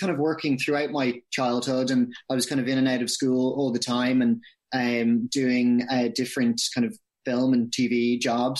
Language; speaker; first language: English; native; English